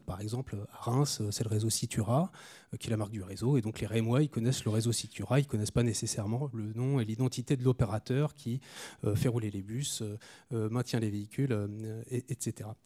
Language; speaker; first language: French; native; French